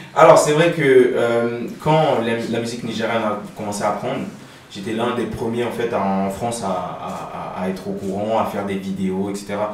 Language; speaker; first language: French; early bilingual, other home language; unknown